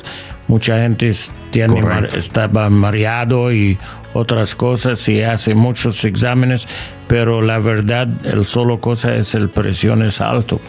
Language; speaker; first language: Spanish; non-native, fluent; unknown